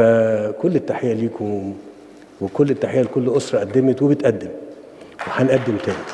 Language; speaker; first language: Arabic; native; Arabic